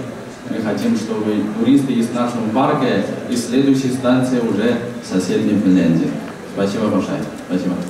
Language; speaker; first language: Russian; non-native, fluent; Chinese